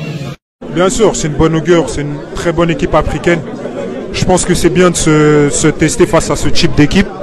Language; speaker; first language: French; native; French